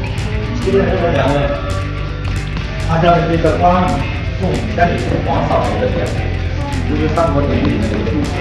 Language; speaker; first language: Chinese; native; Chinese